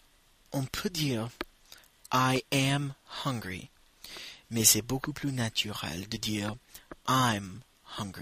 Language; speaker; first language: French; non-native, fluent; English